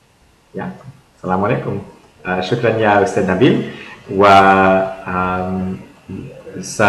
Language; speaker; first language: Arabic; non-native, learner; English